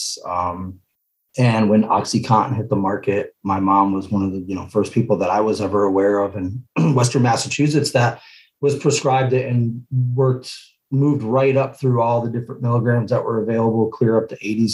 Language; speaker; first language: English; native; English